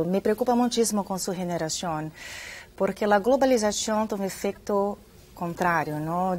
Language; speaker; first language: Spanish; non-native, fluent; Portuguese